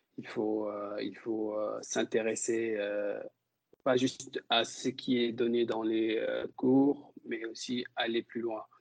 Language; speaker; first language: French; non-native, local second language; Wolof